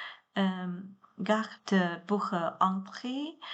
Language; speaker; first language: French; non-native, learner; Chinese